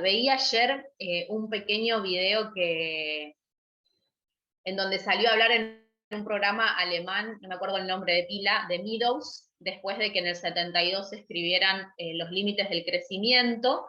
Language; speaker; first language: Spanish; native; Spanish